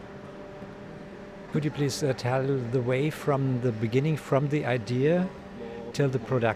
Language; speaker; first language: English; non-native, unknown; German